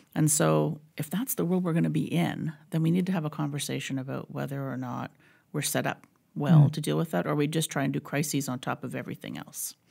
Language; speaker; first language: English; native; English